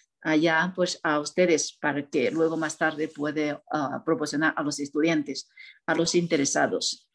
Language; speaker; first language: Spanish; non-native, fluent; Chinese